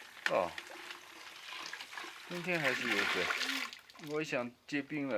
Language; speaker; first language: Chinese; native; Chinese